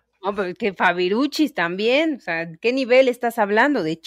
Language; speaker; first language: Spanish; native; Spanish